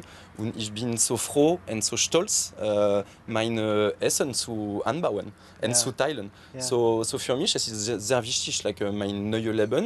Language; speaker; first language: German; non-native, learner; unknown